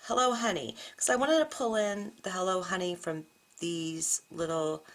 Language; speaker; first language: English; native; English